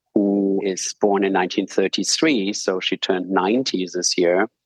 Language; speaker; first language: English; non-native, fluent; German